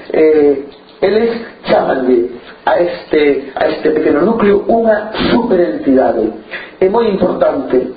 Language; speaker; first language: Galician; native; Galician